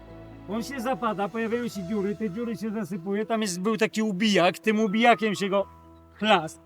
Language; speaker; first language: Polish; native; Polish